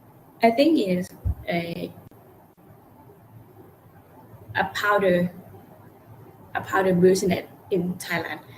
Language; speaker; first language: English; non-native, learner; Thai